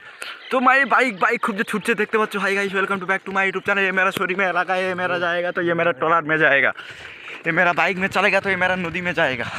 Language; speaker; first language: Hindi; non-native, local second language; Bangla